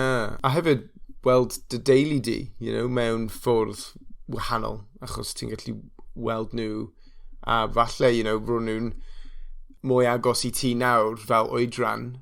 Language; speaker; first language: Welsh; non-native, fluent; English